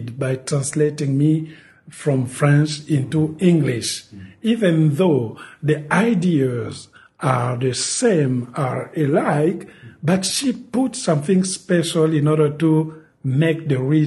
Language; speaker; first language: English; non-native, fluent; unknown